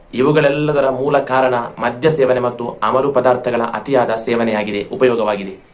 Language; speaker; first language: Kannada; non-native, local second language; Malayalam